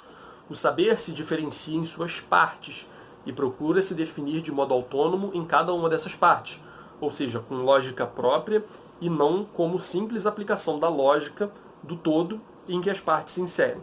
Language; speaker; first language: Portuguese; native; Portuguese